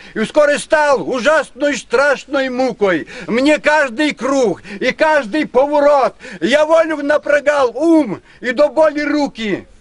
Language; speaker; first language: Russian; non-native, local second language; Ukrainian